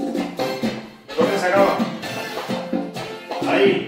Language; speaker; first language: Spanish; native; Spanish